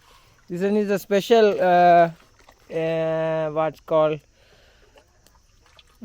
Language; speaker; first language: English; non-native, learner; Malayalam